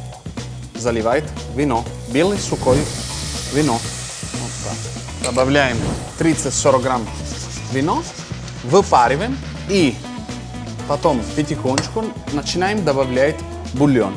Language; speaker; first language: Russian; non-native, fluent; Italian